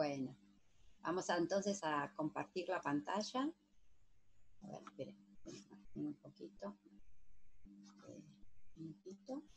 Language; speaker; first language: Spanish; native; Spanish